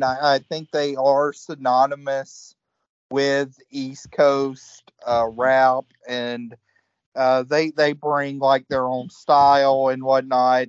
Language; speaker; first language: English; native; English